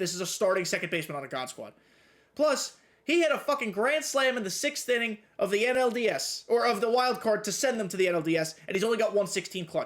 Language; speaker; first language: English; native; English